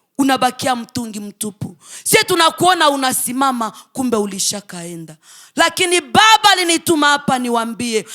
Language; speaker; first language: Swahili; native; Swahili